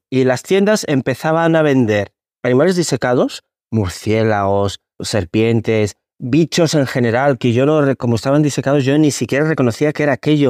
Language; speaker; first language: Spanish; native; Spanish